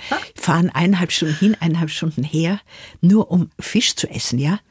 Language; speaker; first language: German; native; German